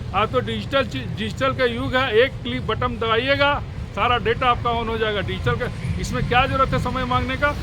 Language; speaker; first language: Hindi; native; Hindi